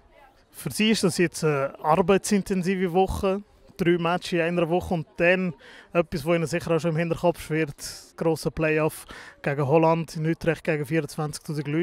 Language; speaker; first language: German; native; German